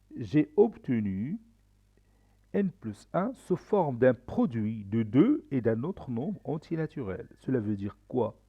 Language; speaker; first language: French; non-native, local second language; Arabic